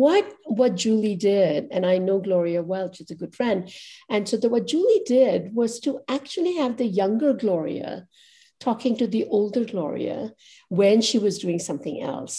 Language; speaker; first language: English; non-native, local second language; Gujarati